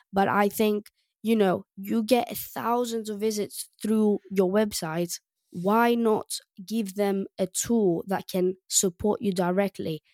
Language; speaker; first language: English; non-native, fluent; Greek